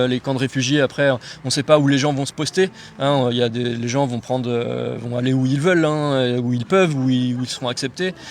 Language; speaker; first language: French; native; French